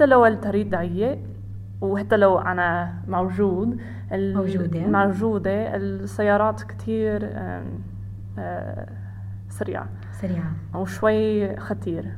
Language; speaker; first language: Arabic; non-native, learner; English